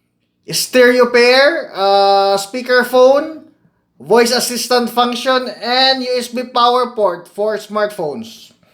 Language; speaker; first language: English; non-native, local second language; Filipino